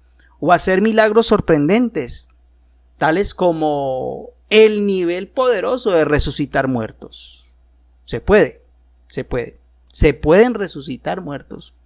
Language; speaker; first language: Spanish; native; Spanish